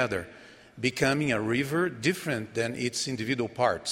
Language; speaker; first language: English; non-native, fluent; Portuguese